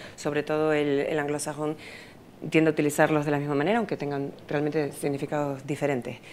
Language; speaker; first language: Spanish; native; Spanish